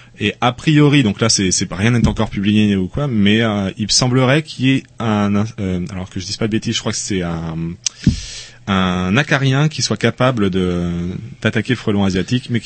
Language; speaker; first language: French; native; French